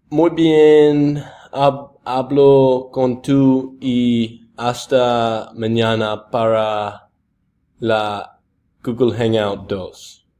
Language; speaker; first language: Spanish; non-native, learner; English